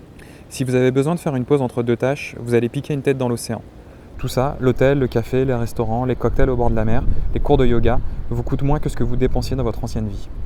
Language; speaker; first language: French; native; French